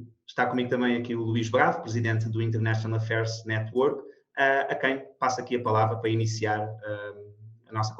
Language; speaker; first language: Portuguese; native; Portuguese